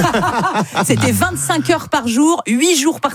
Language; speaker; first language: French; native; French